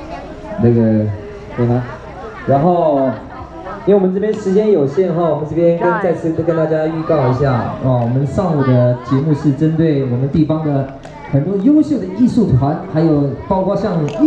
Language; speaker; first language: Chinese; native; Chinese